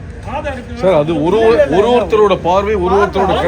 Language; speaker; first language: Tamil; native; Tamil